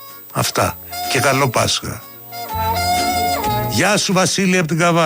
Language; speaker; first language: Greek; native; Greek